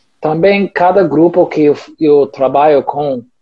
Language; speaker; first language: Portuguese; non-native, learner; English